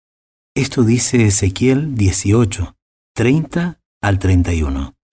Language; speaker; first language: Spanish; native; Spanish